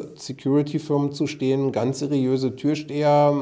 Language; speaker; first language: German; native; German